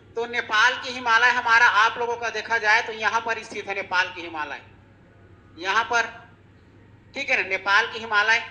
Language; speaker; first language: Hindi; native; Hindi